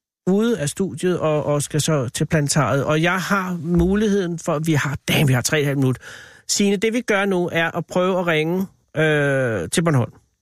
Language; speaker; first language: Danish; native; Danish